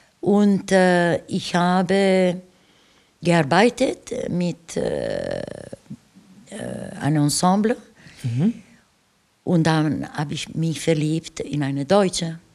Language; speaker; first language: German; non-native, fluent; Italian